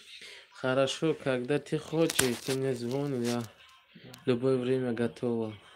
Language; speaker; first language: Russian; non-native, learner; Tajik